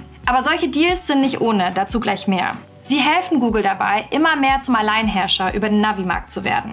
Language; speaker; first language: German; native; German